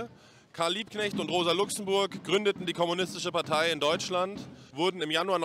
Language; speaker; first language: German; native; German